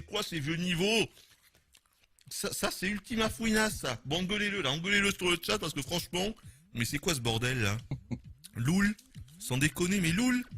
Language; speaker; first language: French; native; French